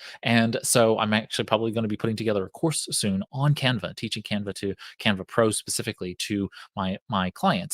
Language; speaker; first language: English; native; English